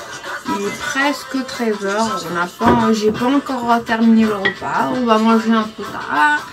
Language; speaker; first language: French; non-native, local second language; Morisyen